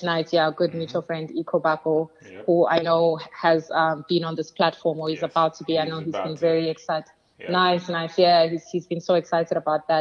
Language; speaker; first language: English; non-native, local second language; Xhosa